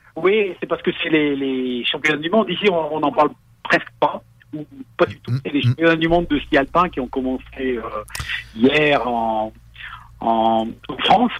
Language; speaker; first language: French; native; French